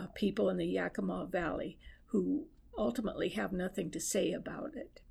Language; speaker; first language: English; native; English